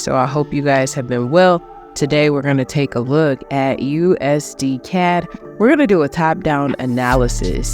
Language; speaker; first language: English; native; English